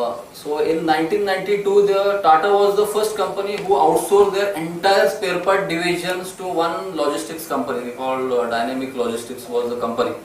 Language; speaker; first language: English; non-native, local second language; Marathi